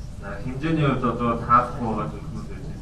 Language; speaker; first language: Mongolian; native; Mongolian